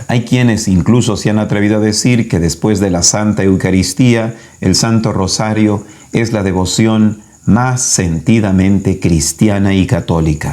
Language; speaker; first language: Spanish; native; Spanish